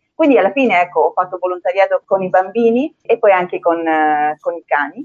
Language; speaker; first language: Italian; early bilingual, other home language; Spanish